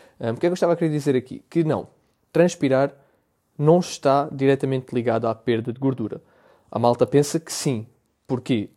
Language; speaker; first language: Portuguese; native; Portuguese